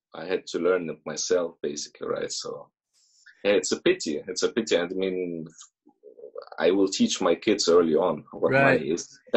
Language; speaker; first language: English; early bilingual, other home language; Russian